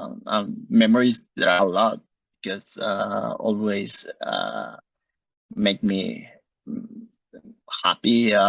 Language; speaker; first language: English; non-native, learner; Spanish